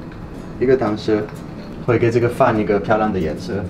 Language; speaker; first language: Chinese; non-native, fluent; French